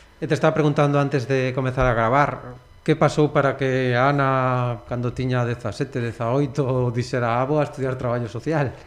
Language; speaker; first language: Galician; non-native, local second language; Spanish